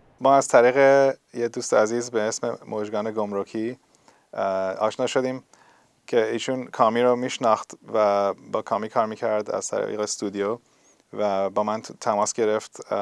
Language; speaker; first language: Persian; early bilingual, heritage; Persian